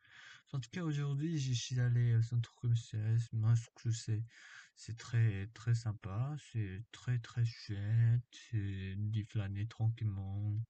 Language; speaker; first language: French; non-native, fluent; Korean